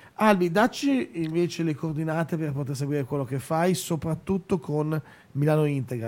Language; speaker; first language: Italian; native; Italian